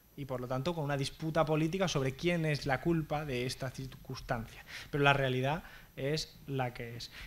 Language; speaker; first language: Spanish; native; Spanish